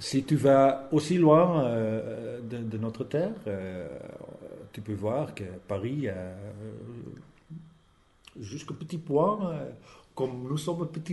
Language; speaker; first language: French; non-native, learner; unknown